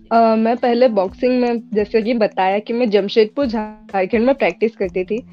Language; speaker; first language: Hindi; native; Hindi